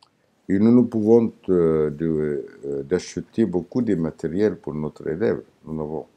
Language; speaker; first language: French; non-native, learner; Arabic